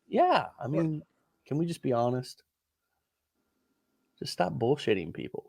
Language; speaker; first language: English; native; English